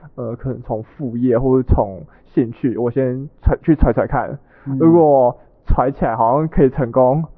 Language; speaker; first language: Chinese; native; Chinese